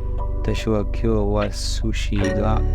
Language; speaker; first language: Japanese; non-native, learner; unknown